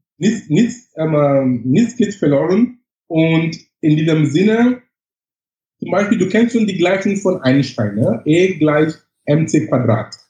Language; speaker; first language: German; non-native, fluent; English